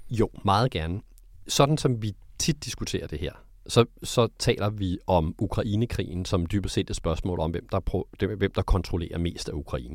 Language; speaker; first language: Danish; native; Danish